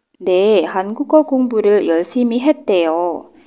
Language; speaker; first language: Korean; non-native, learner; Indonesian